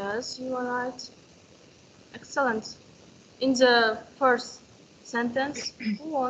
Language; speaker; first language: English; non-native, learner; Kazakh